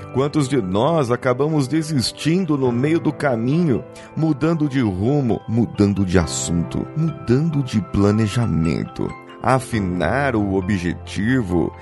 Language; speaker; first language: Portuguese; native; Portuguese